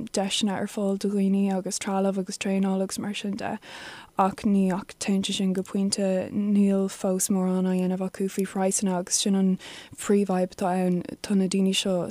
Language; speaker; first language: Irish; non-native, local second language; English